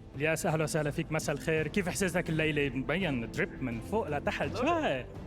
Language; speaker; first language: Arabic; native; Arabic